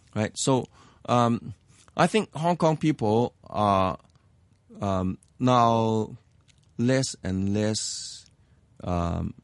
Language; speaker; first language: English; non-native, local second language; Cantonese